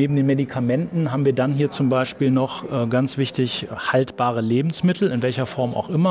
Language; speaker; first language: German; native; German